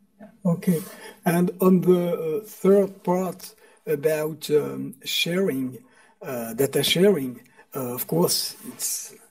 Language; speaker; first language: English; non-native, fluent; French